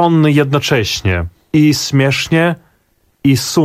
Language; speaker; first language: Polish; non-native, fluent; Belarusian